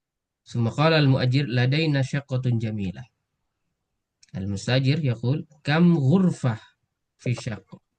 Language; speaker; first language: Arabic; non-native, local second language; Indonesian